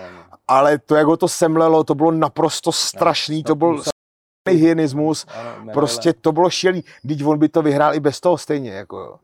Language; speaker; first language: Czech; native; Czech